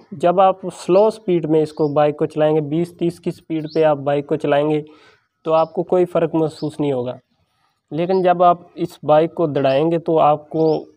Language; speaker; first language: Urdu; non-native, local second language; Punjabi